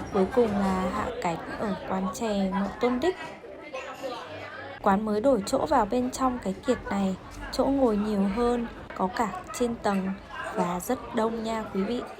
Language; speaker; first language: Vietnamese; native; Vietnamese